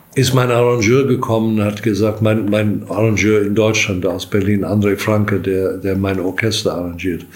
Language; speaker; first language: German; non-native, fluent; English